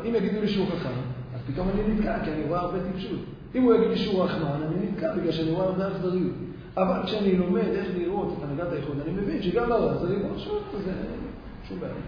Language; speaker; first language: Hebrew; native; Hebrew